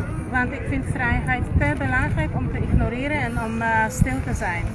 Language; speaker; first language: Dutch; non-native, fluent; Polish